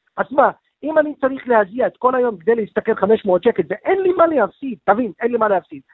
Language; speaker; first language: Hebrew; non-native, local second language; Arabic